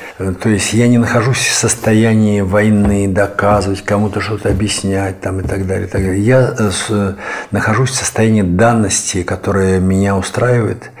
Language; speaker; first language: Russian; native; Russian